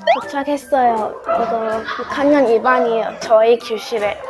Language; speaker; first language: Korean; non-native, fluent; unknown